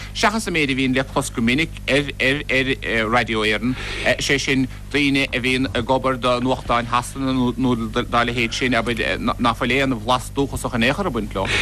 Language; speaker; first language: Irish; native; Irish